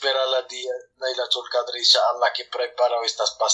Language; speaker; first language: Spanish; non-native, learner; Arabic